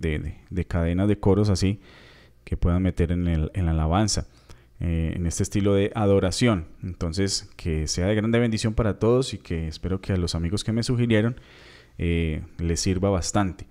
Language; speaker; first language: Spanish; native; Spanish